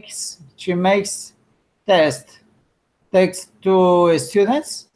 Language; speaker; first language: English; non-native, learner; Spanish